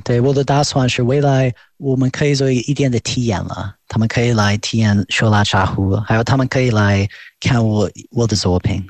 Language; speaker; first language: Chinese; non-native, fluent; English